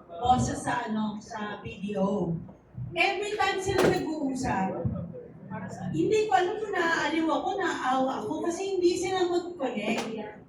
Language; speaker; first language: Filipino; native; Filipino